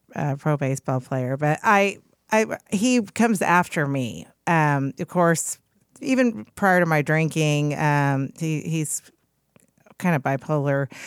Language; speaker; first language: English; native; English